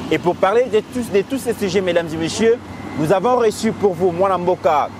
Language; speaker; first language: French; non-native, local second language; Lingala